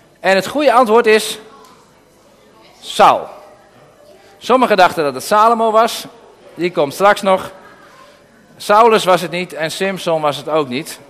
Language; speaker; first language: Dutch; native; Dutch